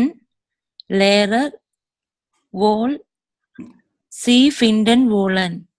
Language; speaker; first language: German; non-native, learner; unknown